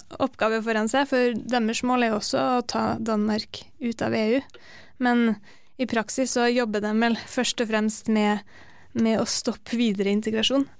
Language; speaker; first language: Norwegian; native; Norwegian